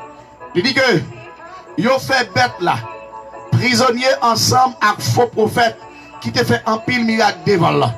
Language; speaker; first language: French; non-native, local second language; Haitian Creole